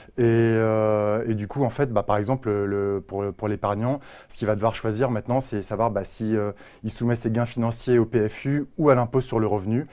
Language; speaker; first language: French; native; French